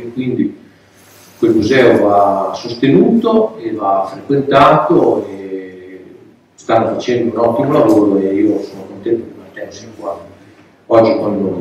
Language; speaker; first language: Italian; native; Italian